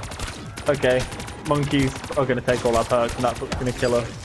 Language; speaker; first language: English; native; English